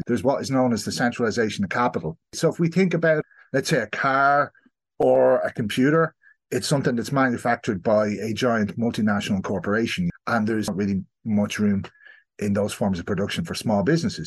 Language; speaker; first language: English; native; English